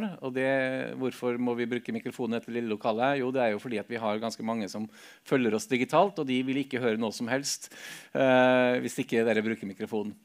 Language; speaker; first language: Norwegian; native; Norwegian